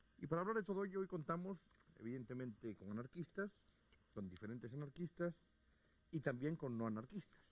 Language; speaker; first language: Spanish; native; Spanish